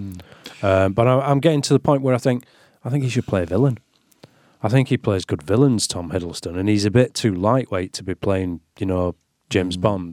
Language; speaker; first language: English; native; English